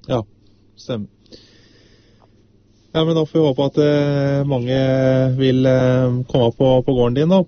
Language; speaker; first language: Norwegian; native; Norwegian